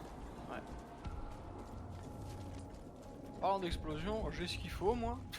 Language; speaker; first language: French; native; French